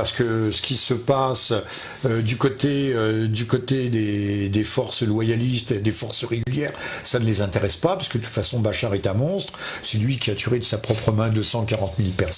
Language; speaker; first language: French; native; French